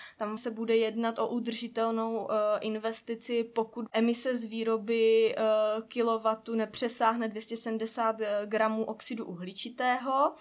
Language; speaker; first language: Czech; native; Czech